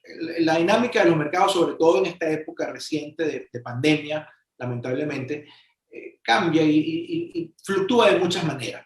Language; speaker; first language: Spanish; native; Spanish